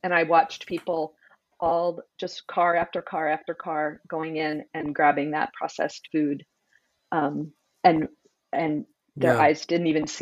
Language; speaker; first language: English; native; English